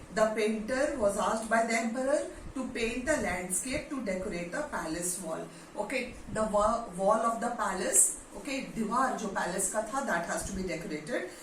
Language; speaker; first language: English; non-native, local second language; Hindi